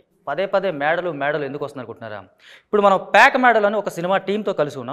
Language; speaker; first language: Telugu; native; Telugu